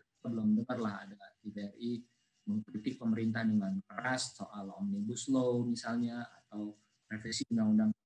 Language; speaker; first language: Indonesian; native; Indonesian